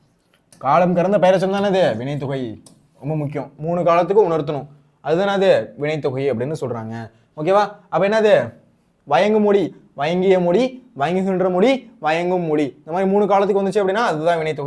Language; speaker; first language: Tamil; native; Tamil